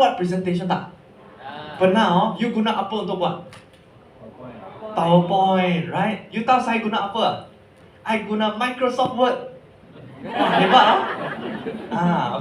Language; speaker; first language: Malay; non-native, local second language; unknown